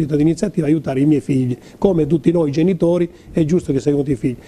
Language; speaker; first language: Italian; native; Italian